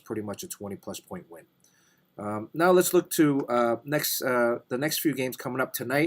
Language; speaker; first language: English; native; English